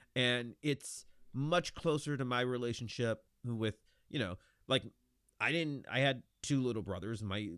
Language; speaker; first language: English; native; English